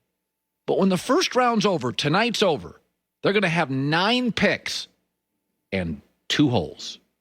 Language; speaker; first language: English; native; English